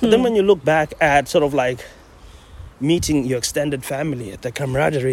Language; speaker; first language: English; non-native, local second language; Shona